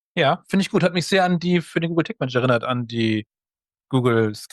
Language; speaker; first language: German; native; German